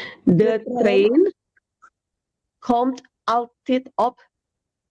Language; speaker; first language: Dutch; non-native, learner; Indonesian